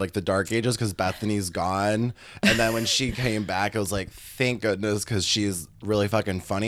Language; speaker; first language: English; native; English